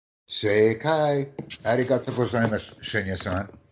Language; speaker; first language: Japanese; non-native, learner; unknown